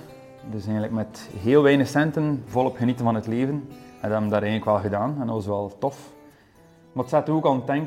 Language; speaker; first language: Dutch; native; Dutch